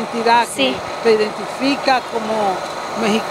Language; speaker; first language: Spanish; native; Spanish